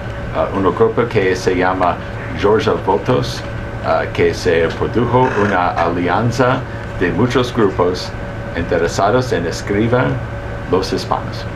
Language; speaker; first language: Spanish; early bilingual, heritage; Spanish